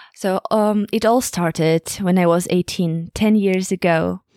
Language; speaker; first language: English; non-native, fluent; Kazakh